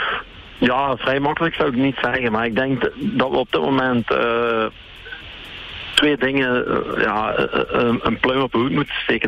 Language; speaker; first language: Dutch; native; Dutch